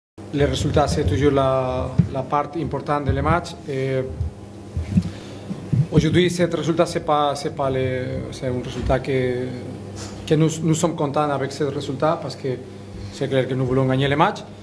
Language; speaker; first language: French; non-native, learner; Spanish